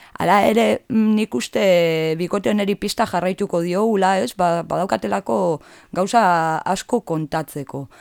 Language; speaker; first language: Basque; native; Basque